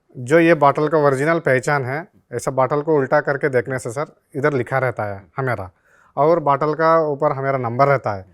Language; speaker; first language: Hindi; non-native, local second language; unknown